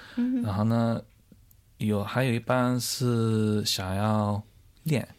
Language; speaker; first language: Chinese; early bilingual, heritage; Chinese